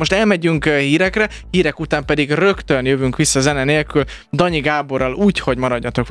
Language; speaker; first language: Hungarian; native; Hungarian